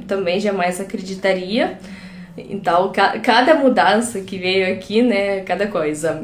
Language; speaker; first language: Portuguese; non-native, fluent; Russian